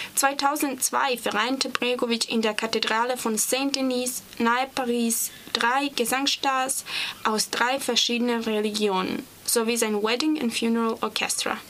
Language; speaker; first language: German; non-native, fluent; Serbian